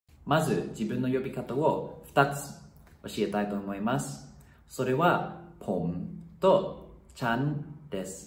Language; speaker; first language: Japanese; non-native, fluent; Thai